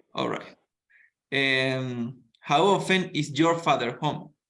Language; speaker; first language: English; non-native, fluent; Spanish